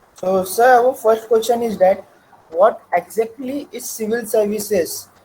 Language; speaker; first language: English; non-native, local second language; Marathi